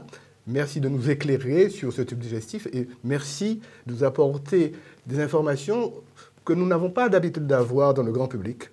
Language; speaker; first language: French; native; French